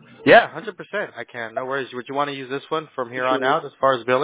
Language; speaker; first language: English; early bilingual, other home language; Spanish